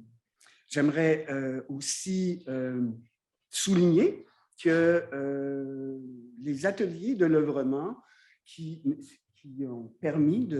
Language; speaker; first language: French; native; French